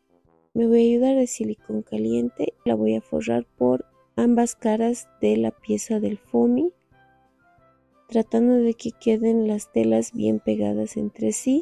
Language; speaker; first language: Spanish; native; Spanish